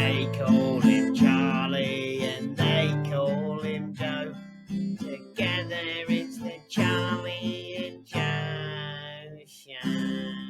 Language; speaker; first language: English; native; English